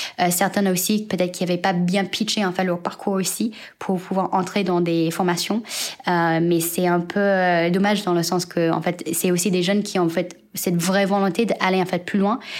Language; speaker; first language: French; non-native, fluent; Chinese